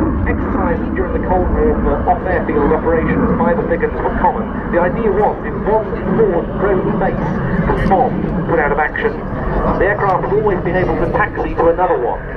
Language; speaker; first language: English; native; English